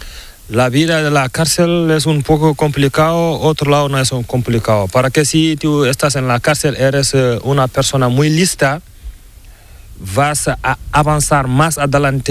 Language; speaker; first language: Spanish; non-native, learner; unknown